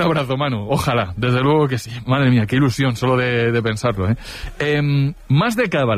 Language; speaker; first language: Spanish; native; Spanish